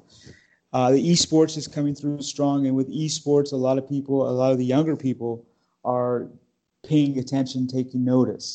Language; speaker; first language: English; native; English